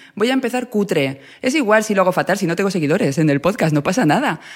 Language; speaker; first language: Spanish; native; Spanish